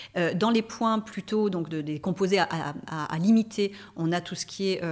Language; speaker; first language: French; native; French